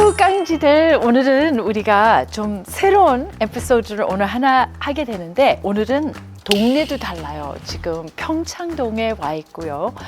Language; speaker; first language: Korean; early bilingual, heritage; Korean